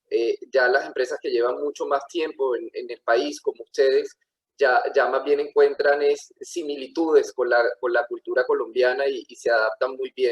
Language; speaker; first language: Spanish; native; Spanish